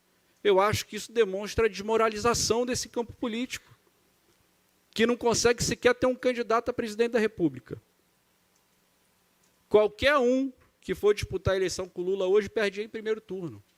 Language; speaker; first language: Portuguese; native; Portuguese